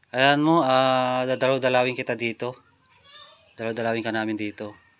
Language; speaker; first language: Filipino; native; Filipino